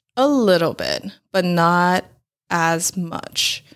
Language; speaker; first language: English; non-native, fluent; Chinese